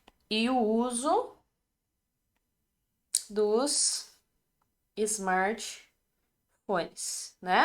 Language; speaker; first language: Portuguese; native; Portuguese